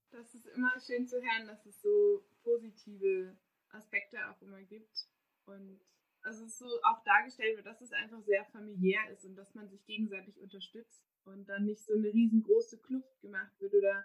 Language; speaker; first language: German; native; German